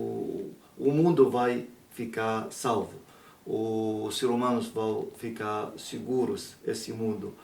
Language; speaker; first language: Portuguese; non-native, learner; Arabic